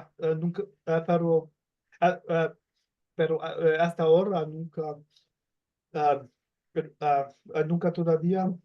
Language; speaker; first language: Spanish; non-native, learner; German